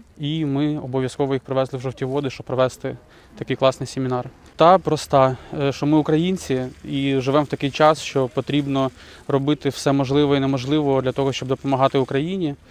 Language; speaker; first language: Ukrainian; native; Ukrainian